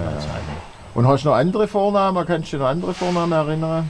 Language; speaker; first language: German; native; German